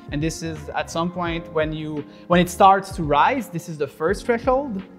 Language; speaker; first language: English; non-native, fluent; French